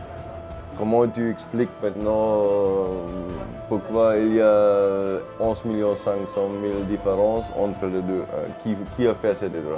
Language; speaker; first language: French; non-native, fluent; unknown